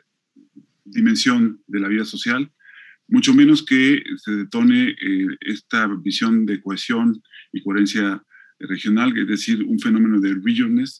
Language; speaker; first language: Spanish; native; Spanish